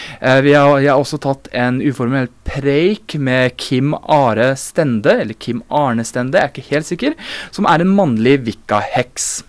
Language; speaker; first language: Norwegian; native; Norwegian